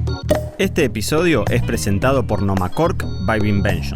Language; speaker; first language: Spanish; native; Spanish